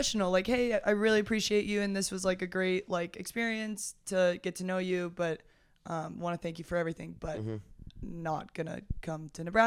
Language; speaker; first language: English; native; English